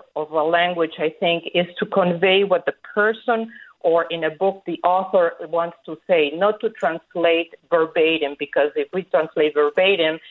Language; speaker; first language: English; native; English